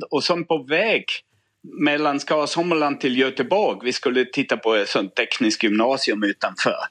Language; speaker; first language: Swedish; non-native, fluent; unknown